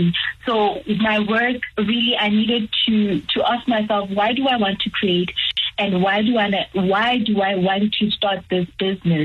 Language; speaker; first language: English; non-native, local second language; Tswana